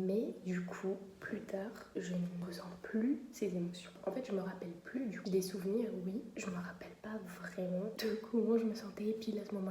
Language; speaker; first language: French; native; French